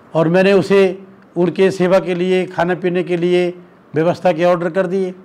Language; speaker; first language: Hindi; native; Hindi